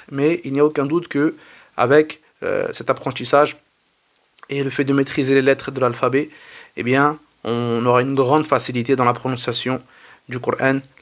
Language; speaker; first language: French; native; French